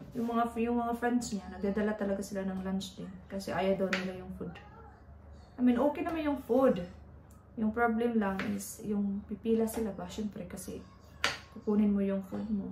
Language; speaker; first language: Filipino; native; Filipino